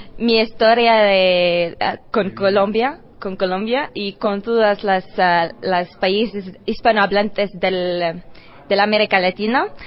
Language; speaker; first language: Spanish; non-native, fluent; Arabic